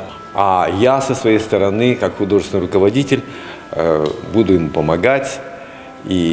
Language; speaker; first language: Russian; native; Russian